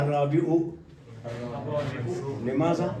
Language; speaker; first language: Arabic; non-native, fluent; Urdu